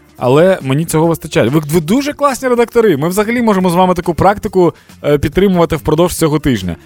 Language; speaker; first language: Ukrainian; non-native, local second language; Russian